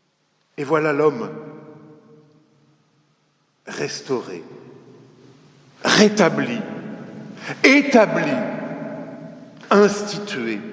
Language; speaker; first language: French; native; French